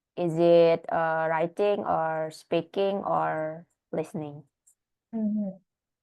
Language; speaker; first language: English; non-native, learner; Indonesian